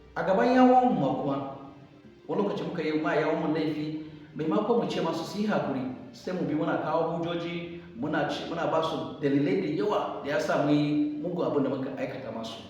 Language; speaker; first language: Hausa; non-native, local second language; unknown